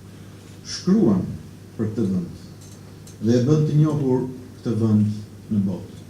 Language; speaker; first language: Albanian; native; Albanian